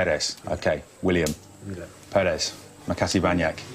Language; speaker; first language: Indonesian; non-native, learner; English